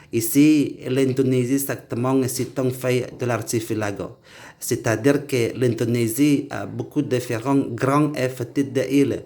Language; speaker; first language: French; non-native, learner; Indonesian